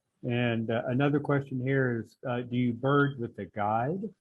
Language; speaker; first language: English; native; English